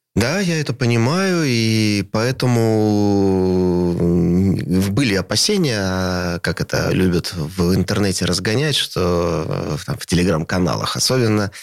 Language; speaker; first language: Russian; native; Russian